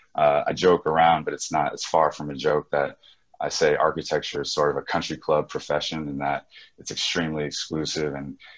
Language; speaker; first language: English; native; English